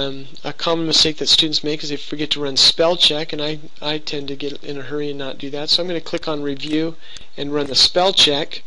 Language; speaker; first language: English; native; English